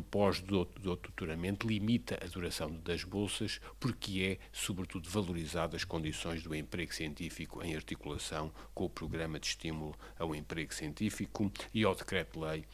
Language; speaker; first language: Portuguese; native; Portuguese